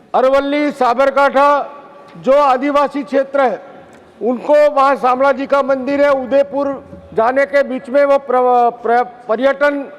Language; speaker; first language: Hindi; non-native, local second language; Gujarati